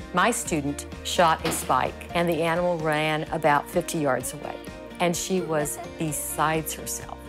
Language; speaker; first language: English; native; English